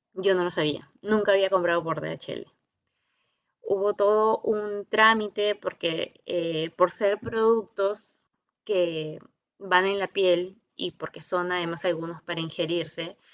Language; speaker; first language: Spanish; native; Spanish